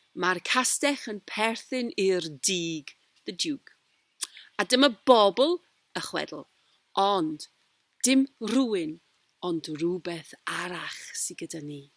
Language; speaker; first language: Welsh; non-native, local second language; English